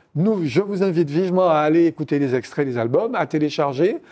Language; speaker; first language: French; native; French